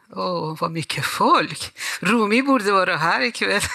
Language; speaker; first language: Swedish; non-native, fluent; Persian